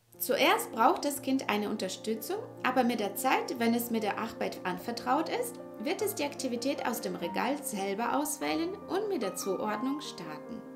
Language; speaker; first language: German; non-native, fluent; Russian